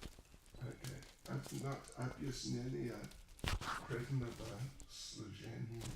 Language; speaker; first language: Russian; non-native, learner; English